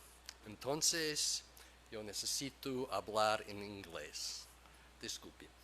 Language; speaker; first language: Spanish; non-native, learner; English